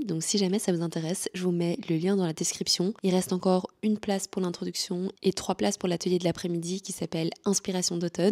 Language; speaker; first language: French; native; French